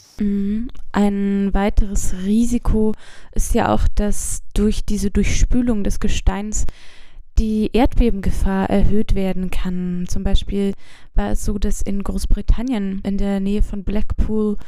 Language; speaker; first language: German; native; German